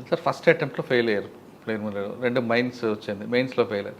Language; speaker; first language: Telugu; native; Telugu